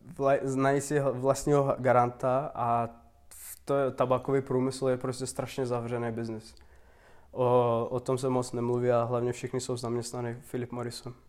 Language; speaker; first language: Czech; non-native, fluent; Turkmen